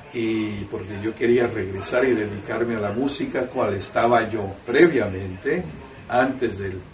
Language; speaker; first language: Spanish; early bilingual, heritage; Spanish